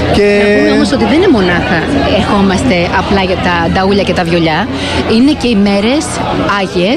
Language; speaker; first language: Greek; native; Greek